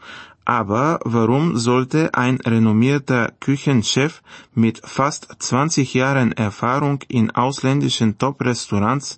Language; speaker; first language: German; non-native, fluent; Bulgarian